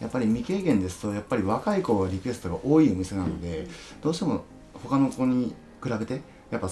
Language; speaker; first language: Japanese; native; Japanese